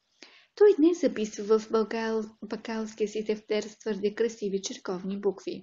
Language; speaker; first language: Bulgarian; native; Bulgarian